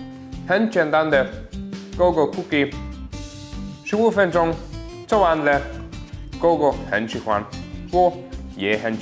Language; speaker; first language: Chinese; non-native, learner; German